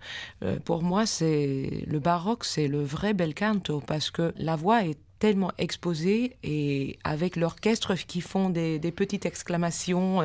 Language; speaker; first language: French; non-native, fluent; English